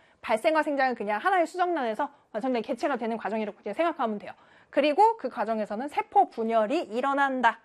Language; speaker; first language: Korean; native; Korean